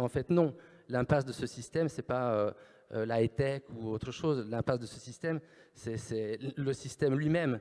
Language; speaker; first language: French; native; French